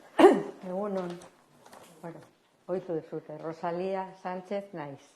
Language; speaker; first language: Basque; non-native, local second language; Spanish